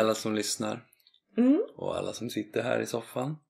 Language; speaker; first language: Swedish; native; Swedish